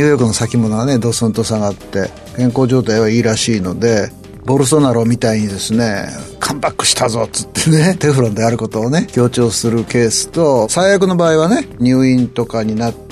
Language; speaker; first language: Japanese; native; Japanese